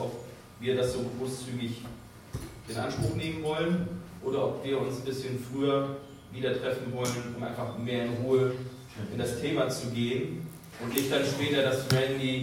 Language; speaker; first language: German; native; German